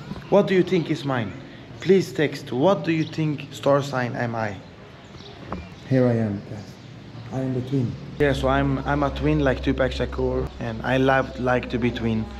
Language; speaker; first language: English; non-native, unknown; Swedish